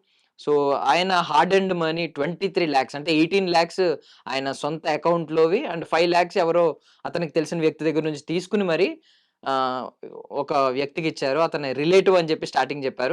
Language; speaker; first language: Telugu; native; Telugu